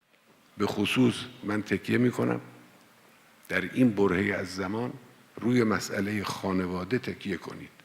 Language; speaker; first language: Persian; native; Persian